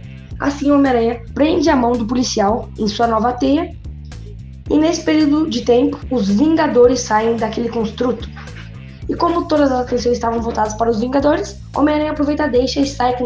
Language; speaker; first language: Portuguese; native; Portuguese